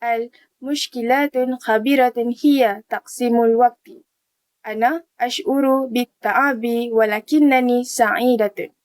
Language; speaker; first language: Arabic; non-native, learner; Malay